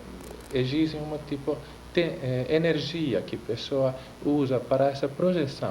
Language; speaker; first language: Portuguese; non-native, fluent; Finnish